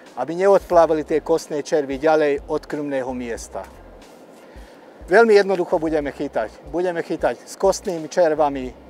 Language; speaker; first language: Slovak; non-native, local second language; Hungarian